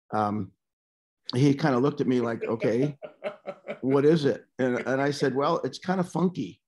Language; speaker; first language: English; native; English